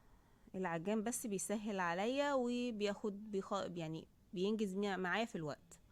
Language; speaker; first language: Arabic; native; Arabic